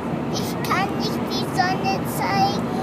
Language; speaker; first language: German; non-native, learner; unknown